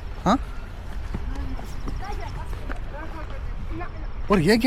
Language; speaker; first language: Hindi; non-native, local second language; Malayalam